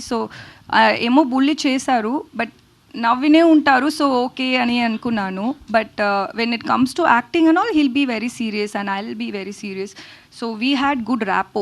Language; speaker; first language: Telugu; non-native, learner; Tamil